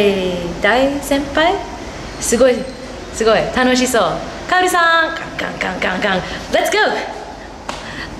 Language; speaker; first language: Japanese; non-native, learner; English